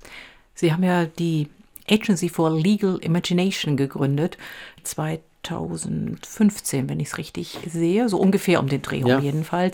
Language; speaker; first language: German; native; German